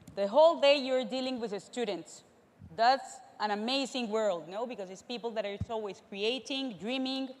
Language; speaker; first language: English; non-native, fluent; Spanish